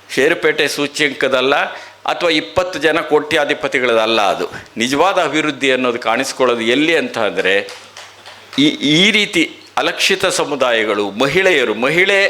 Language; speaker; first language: Kannada; native; Kannada